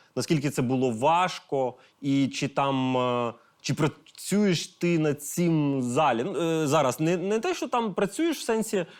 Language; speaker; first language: Ukrainian; non-native, local second language; Russian